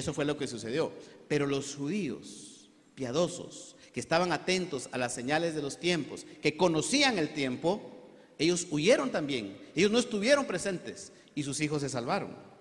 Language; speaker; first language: Spanish; native; Spanish